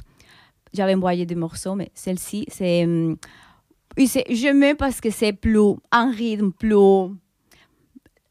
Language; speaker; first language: French; non-native, fluent; Spanish